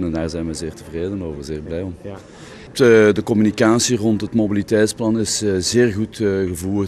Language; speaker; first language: Dutch; native; Dutch